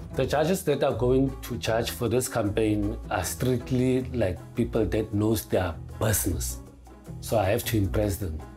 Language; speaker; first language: English; non-native, local second language; Southern Sotho